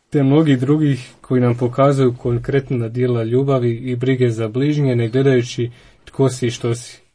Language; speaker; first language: Croatian; native; Croatian